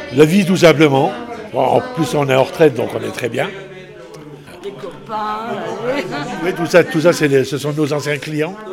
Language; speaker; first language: French; native; French